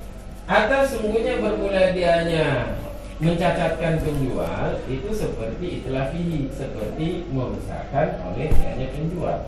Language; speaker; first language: Indonesian; native; Indonesian